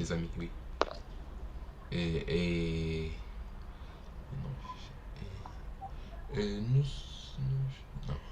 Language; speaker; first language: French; non-native, learner; Portuguese